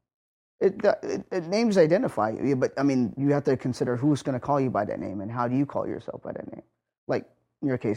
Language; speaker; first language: English; native; English